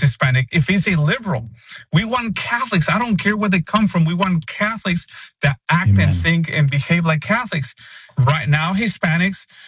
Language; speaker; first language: English; non-native, fluent; Spanish